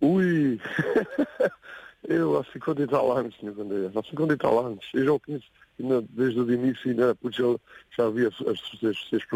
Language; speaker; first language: Portuguese; native; Portuguese